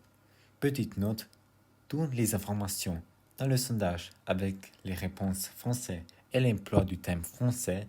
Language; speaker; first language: French; non-native, learner; German